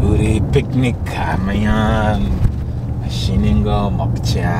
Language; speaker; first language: Korean; non-native, learner; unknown